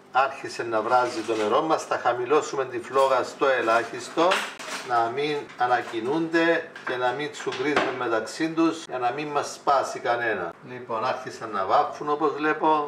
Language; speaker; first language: Greek; native; Greek